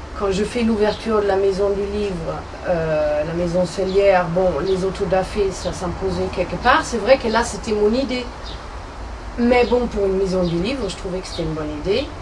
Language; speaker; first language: French; non-native, fluent; German